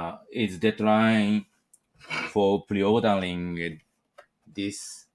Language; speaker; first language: English; non-native, learner; Japanese